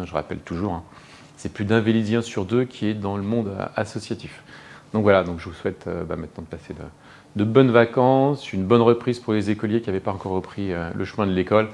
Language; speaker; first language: French; native; French